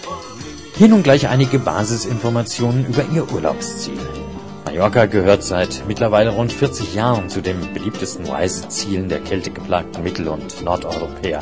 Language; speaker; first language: German; native; German